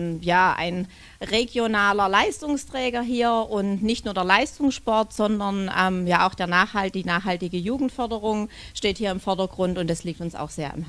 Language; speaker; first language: German; native; German